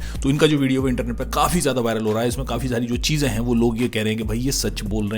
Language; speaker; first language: Hindi; native; Hindi